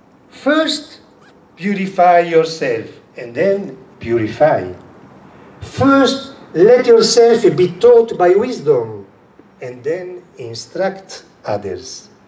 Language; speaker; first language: English; non-native, fluent; Italian